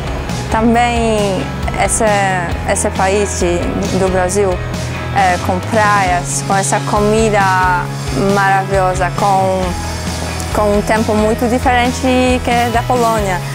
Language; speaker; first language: Portuguese; non-native, fluent; Polish